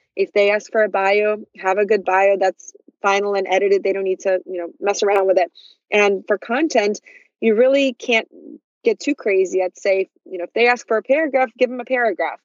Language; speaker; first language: English; early bilingual, other home language; Russian